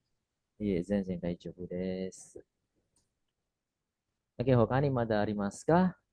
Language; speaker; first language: Japanese; non-native, fluent; Indonesian